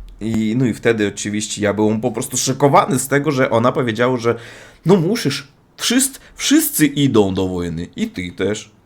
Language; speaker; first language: Polish; non-native, learner; Russian